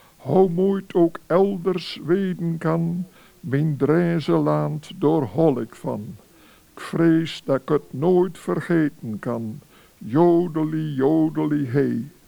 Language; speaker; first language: Dutch; native; Dutch